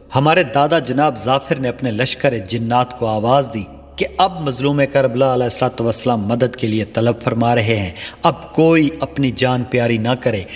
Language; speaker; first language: Urdu; non-native, local second language; Saraiki